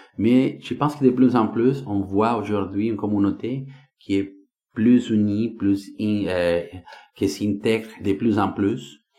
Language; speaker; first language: French; non-native, fluent; Spanish